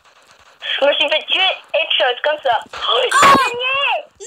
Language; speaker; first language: French; native; French